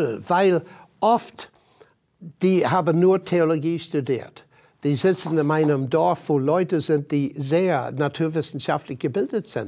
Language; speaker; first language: German; non-native, fluent; English